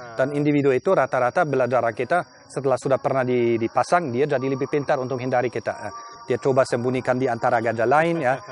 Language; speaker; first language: Indonesian; non-native, fluent; German